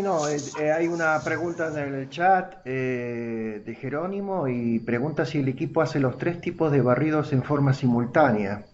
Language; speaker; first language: Spanish; native; Spanish